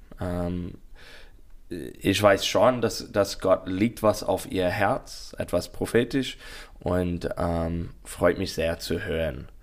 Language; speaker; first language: German; non-native, learner; English